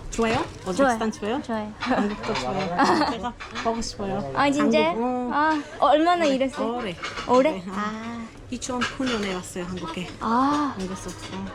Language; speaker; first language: Korean; non-native, learner; Uzbek